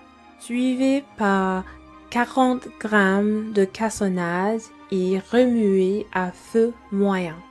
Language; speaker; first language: French; non-native, fluent; English